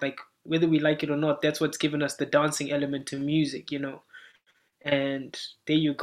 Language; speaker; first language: English; non-native, local second language; Shona